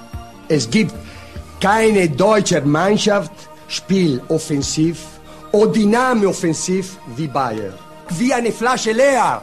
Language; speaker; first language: German; non-native, learner; Italian